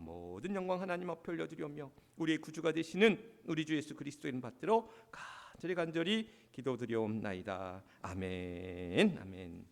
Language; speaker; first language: Korean; native; Korean